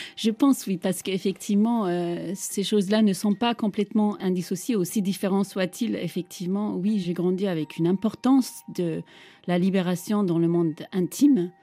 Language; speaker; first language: French; non-native, fluent; Turkish